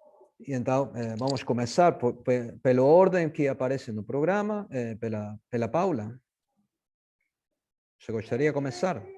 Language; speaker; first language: Portuguese; non-native, fluent; Spanish